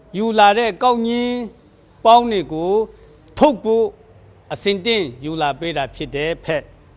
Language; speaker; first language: Burmese; non-native, local second language; Kachin